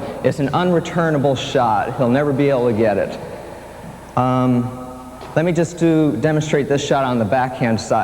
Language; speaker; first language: English; native; English